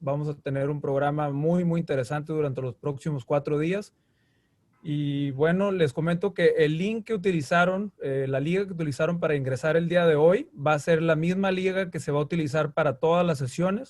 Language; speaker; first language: Spanish; native; Spanish